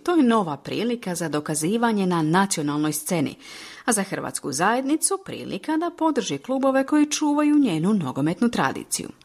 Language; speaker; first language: Croatian; native; Croatian